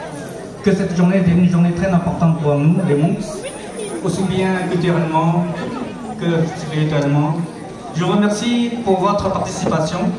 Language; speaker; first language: French; early bilingual, other home language; Hmong